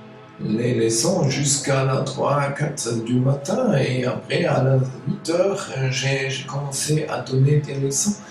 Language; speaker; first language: French; non-native, fluent; German